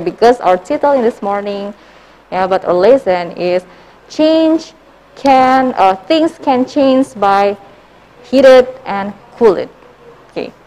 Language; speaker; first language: English; non-native, learner; Indonesian